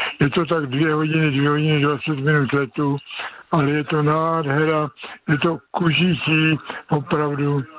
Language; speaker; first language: Czech; native; Czech